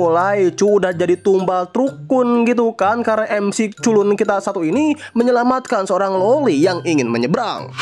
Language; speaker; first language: Indonesian; native; Indonesian